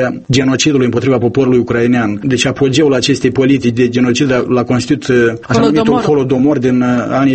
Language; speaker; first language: Romanian; native; Romanian